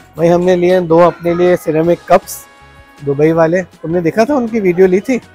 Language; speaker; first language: Hindi; native; Hindi